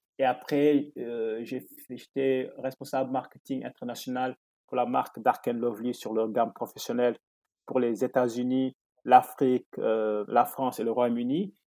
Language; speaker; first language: French; non-native, local second language; Wolof